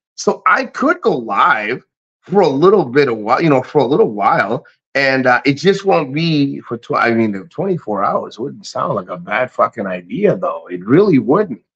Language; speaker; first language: English; native; English